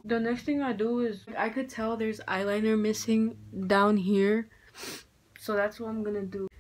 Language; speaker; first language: English; native; English